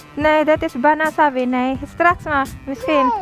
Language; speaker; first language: Dutch; non-native, learner; Filipino